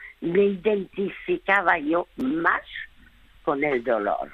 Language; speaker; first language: Spanish; early bilingual, other home language; French